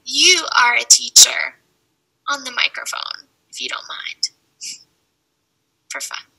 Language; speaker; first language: English; native; English